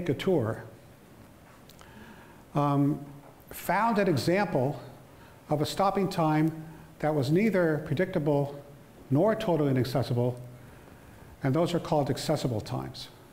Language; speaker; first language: English; native; English